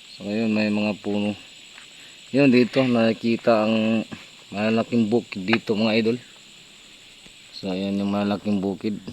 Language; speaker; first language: Filipino; non-native, local second language; Waray